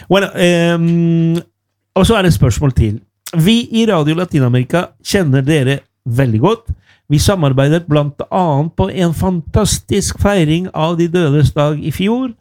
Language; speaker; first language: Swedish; non-native, fluent; Spanish